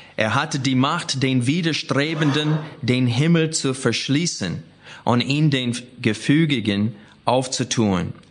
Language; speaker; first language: German; non-native, fluent; English